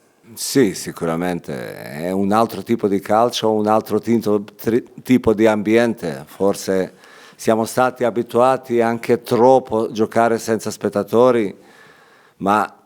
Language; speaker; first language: Italian; non-native, fluent; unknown